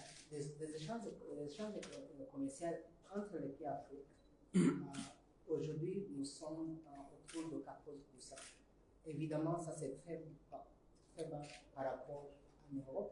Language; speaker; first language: French; non-native, learner; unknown